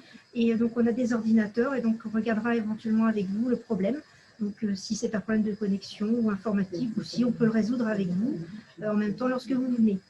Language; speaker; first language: French; native; French